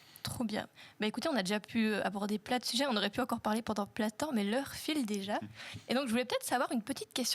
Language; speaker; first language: French; native; French